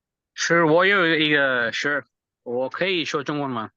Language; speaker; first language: Chinese; non-native, learner; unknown